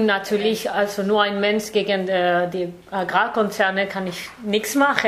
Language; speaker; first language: German; non-native, fluent; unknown